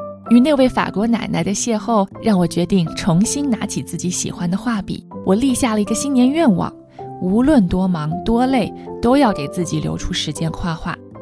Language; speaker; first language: Chinese; native; Chinese